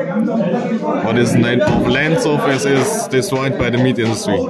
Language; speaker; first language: English; non-native, learner; German